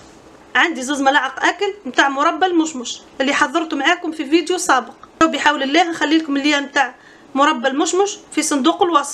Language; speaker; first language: Arabic; native; Arabic